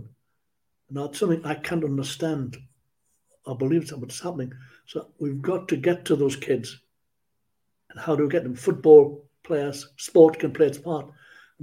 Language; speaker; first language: English; native; English